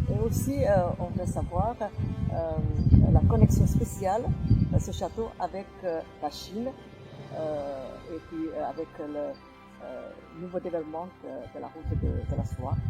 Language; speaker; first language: French; non-native, fluent; Chinese